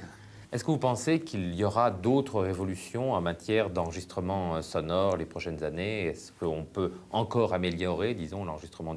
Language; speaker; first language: French; native; French